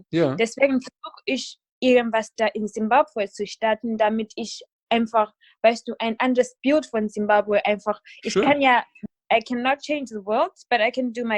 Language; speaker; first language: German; non-native, fluent; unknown